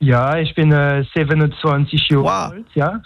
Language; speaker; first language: German; non-native, local second language; French